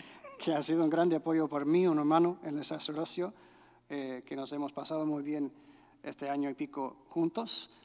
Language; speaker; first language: Spanish; non-native, fluent; English